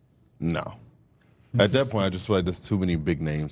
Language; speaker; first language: English; native; English